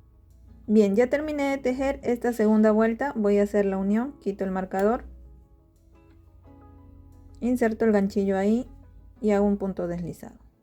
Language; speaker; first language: Spanish; native; Spanish